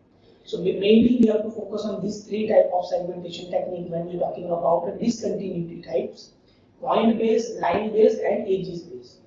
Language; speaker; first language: English; non-native, local second language; Gujarati